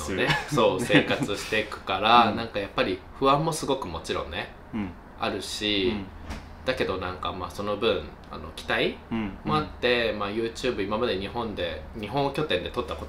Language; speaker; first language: Japanese; native; Japanese